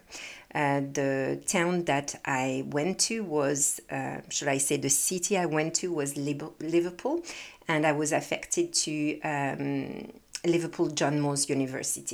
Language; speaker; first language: English; non-native, fluent; French